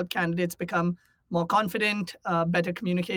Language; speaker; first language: English; non-native, local second language; Hindi